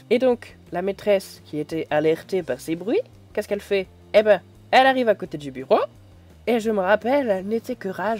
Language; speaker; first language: French; native; French